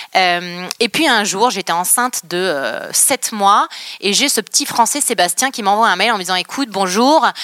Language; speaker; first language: French; native; French